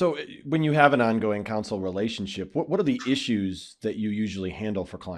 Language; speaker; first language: English; native; English